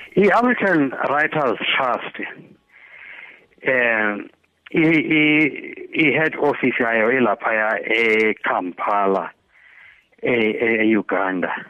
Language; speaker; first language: Zulu; non-native, local second language; Xhosa